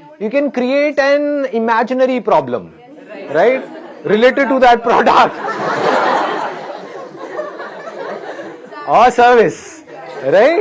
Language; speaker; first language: English; non-native, local second language; Hindi